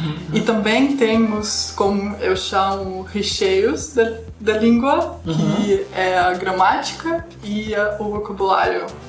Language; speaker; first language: Portuguese; non-native, fluent; Russian